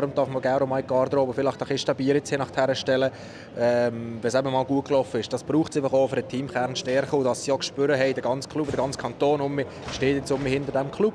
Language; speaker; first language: German; native; German